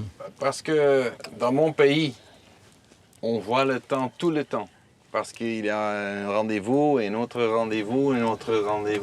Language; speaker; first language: French; non-native, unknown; Dutch